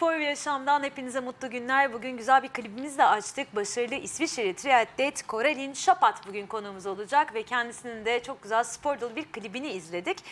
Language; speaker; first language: Turkish; native; Turkish